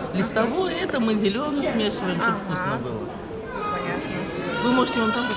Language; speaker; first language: Russian; non-native, local second language; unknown